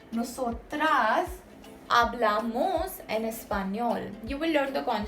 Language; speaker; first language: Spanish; non-native, fluent; Hindi